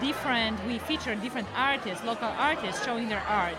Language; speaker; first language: English; non-native, fluent; Polish